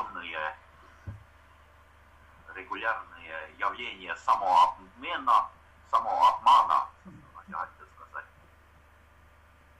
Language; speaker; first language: Russian; non-native, fluent; Estonian